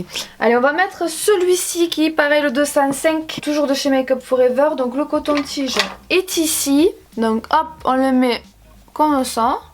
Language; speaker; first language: French; native; French